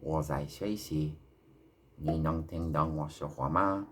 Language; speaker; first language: Chinese; non-native, learner; English